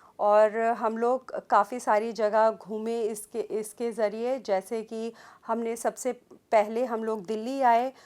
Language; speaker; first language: Hindi; native; Hindi